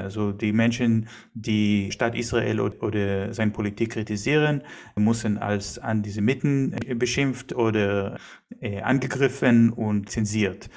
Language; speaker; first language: German; non-native, fluent; Hebrew